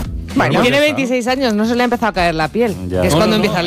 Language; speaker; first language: Spanish; native; Spanish